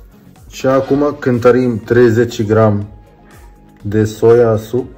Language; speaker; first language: Romanian; non-native, learner; Arabic